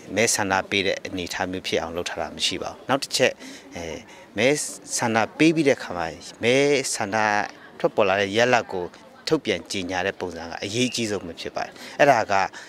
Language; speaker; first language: Burmese; native; Burmese